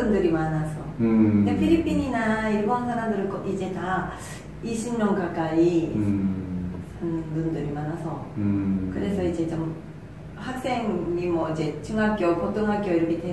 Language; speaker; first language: Korean; non-native, fluent; Japanese